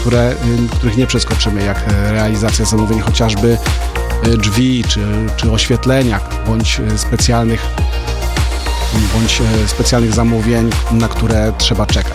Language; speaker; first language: Polish; native; Polish